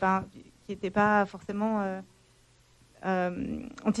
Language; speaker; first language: French; native; French